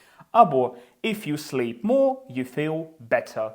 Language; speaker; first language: English; non-native, fluent; Ukrainian